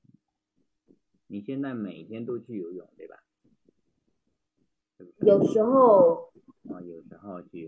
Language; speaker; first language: Chinese; native; Chinese